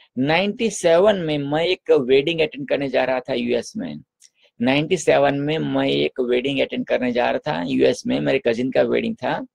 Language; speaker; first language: Hindi; non-native, local second language; Gujarati